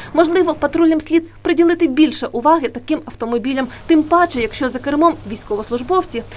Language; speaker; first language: Ukrainian; native; Ukrainian